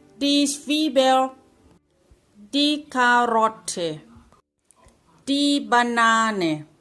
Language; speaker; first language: German; non-native, learner; Thai